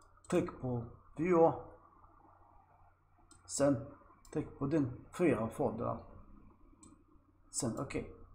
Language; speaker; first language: Swedish; non-native, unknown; Arabic